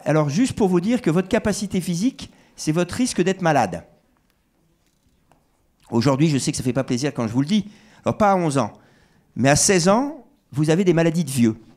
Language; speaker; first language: French; native; French